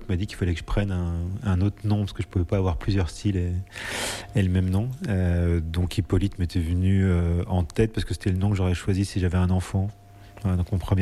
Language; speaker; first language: French; native; French